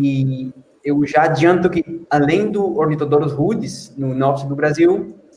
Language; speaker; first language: Portuguese; non-native, fluent; Spanish